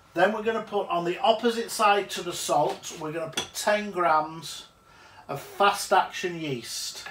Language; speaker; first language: English; native; English